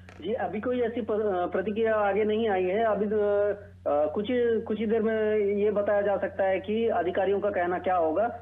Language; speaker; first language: Hindi; native; Hindi